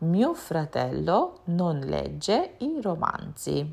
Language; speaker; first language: Italian; non-native, fluent; Georgian